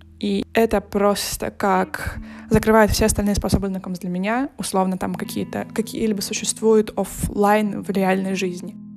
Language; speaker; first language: Russian; native; Russian